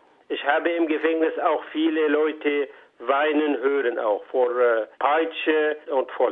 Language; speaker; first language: German; non-native, fluent; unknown